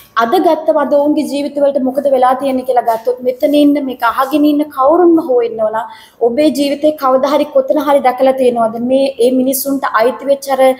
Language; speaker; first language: Sinhala; native; Sinhala